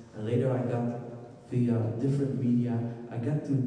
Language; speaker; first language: English; non-native, fluent; Dutch